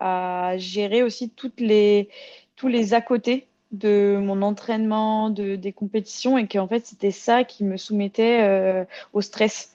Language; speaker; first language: French; native; French